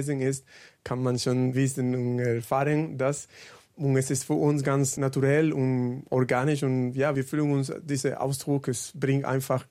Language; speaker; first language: German; non-native, learner; Spanish